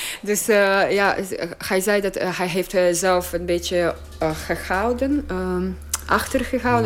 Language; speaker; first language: Dutch; non-native, learner; Croatian